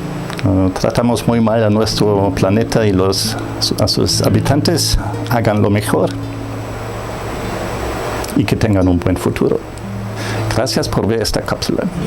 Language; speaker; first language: Spanish; non-native, fluent; German